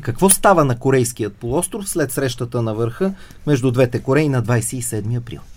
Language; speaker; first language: Bulgarian; native; Bulgarian